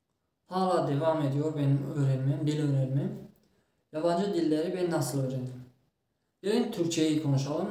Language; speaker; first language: Turkish; non-native, fluent; Tajik